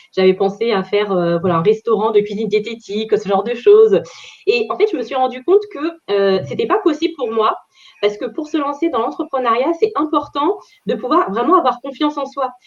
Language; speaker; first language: French; native; French